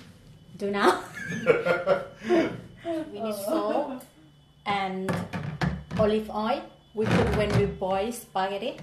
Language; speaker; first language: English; non-native, learner; Thai